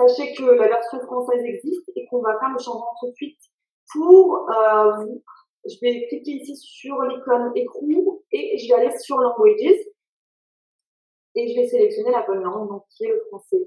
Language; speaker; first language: French; native; French